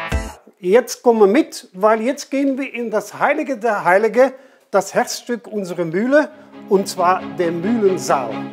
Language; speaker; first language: German; non-native, fluent; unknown